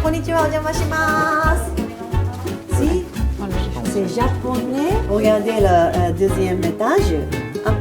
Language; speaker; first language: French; non-native, learner; Japanese